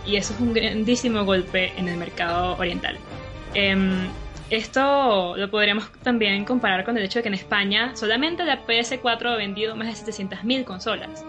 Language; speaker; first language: Spanish; native; Spanish